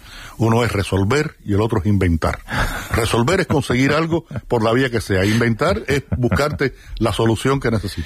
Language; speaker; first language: Spanish; native; Spanish